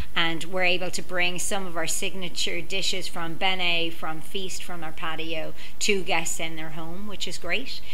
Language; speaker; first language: English; native; English